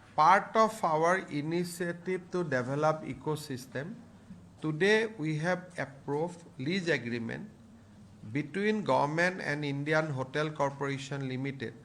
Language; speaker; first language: English; non-native, local second language; Assamese